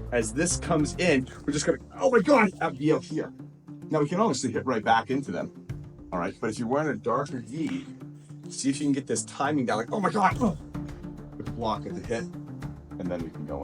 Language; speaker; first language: English; native; English